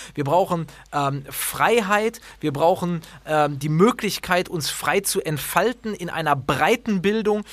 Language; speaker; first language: German; native; German